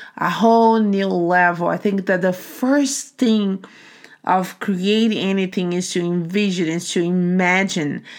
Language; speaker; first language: English; non-native, fluent; Portuguese